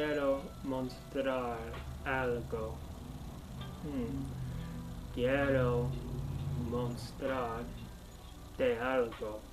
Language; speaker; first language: Spanish; non-native, learner; English